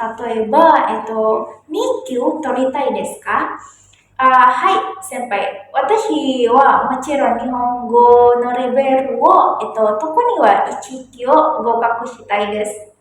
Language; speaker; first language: Japanese; non-native, learner; Indonesian